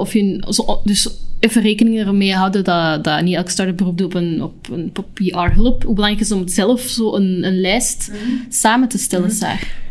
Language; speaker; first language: Dutch; native; Dutch